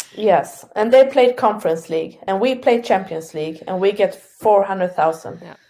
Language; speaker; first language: English; non-native, fluent; Swedish